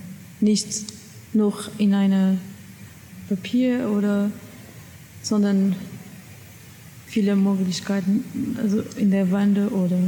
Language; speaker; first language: German; non-native, learner; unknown